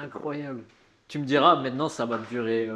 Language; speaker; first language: French; native; French